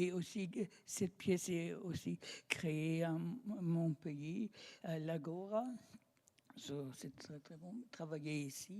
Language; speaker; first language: French; non-native, learner; German